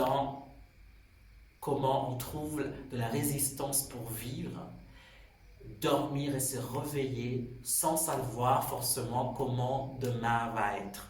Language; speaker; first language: French; non-native, local second language; Swahili